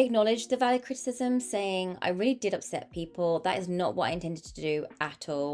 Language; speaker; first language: English; native; English